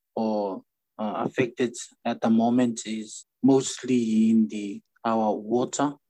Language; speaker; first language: English; non-native, fluent; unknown